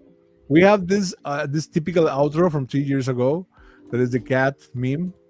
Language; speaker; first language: English; non-native, fluent; Spanish